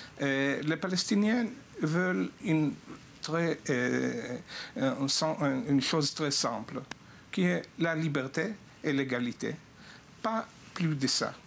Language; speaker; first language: French; non-native, fluent; Hebrew